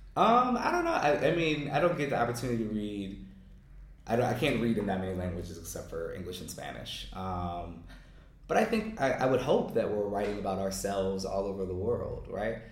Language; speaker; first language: English; native; English